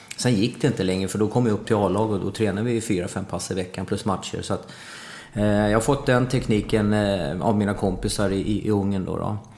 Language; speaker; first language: Swedish; native; Swedish